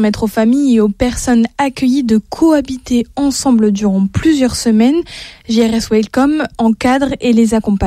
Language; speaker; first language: French; native; French